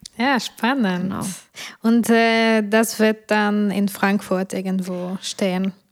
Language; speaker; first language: German; non-native, fluent; Polish